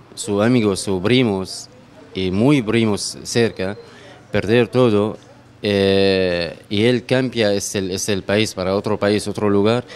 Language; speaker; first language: Spanish; non-native, fluent; Arabic